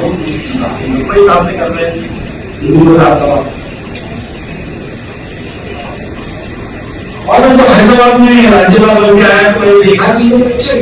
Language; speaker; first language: Hindi; non-native, learner; Bangla